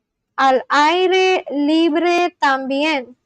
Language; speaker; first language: Spanish; non-native, learner; Bangla